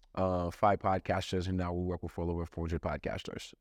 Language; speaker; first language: English; non-native, fluent; Haitian Creole